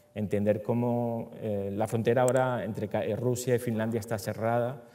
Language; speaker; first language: Spanish; native; Spanish